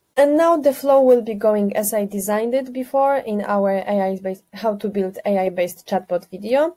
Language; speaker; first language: English; non-native, fluent; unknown